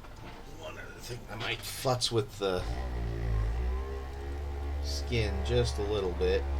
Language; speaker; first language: English; native; English